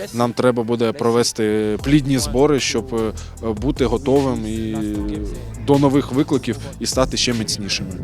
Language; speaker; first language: Ukrainian; native; Ukrainian